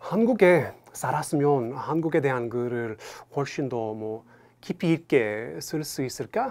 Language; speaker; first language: Korean; non-native, fluent; English